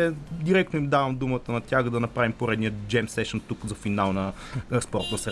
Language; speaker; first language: Bulgarian; native; Bulgarian